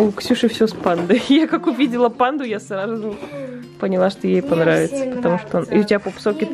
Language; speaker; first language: Russian; native; Russian